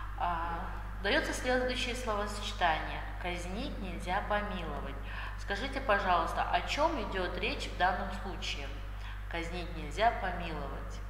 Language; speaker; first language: Russian; non-native, local second language; Kazakh